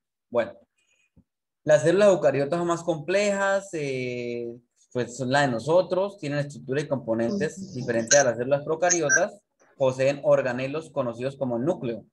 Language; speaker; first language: Spanish; native; Spanish